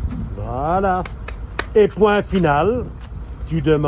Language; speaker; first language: French; native; French